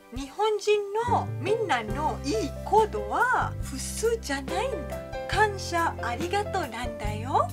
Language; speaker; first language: Japanese; non-native, fluent; Malay